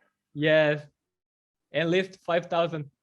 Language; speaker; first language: English; non-native, fluent; Korean